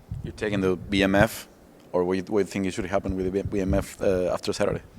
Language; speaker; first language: English; non-native, fluent; Spanish